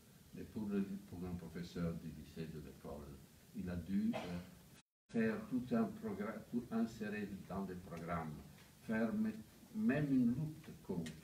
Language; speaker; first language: French; non-native, fluent; Italian